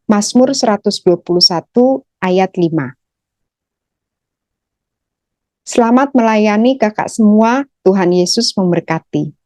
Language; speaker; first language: Indonesian; native; Indonesian